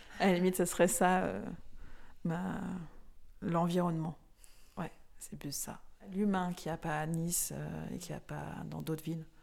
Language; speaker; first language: French; native; French